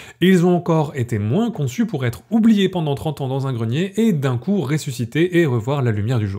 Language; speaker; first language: French; native; French